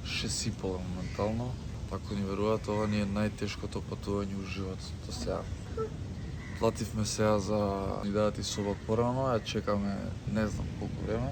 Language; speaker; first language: Macedonian; native; Macedonian